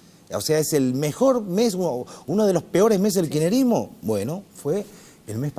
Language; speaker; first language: Spanish; native; Spanish